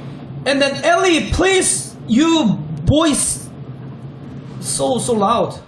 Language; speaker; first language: English; non-native, learner; Korean